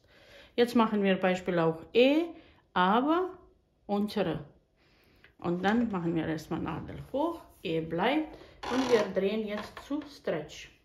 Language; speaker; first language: German; non-native, fluent; Bosnian